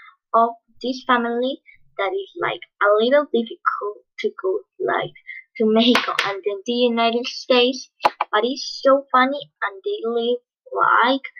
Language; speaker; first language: English; non-native, learner; Spanish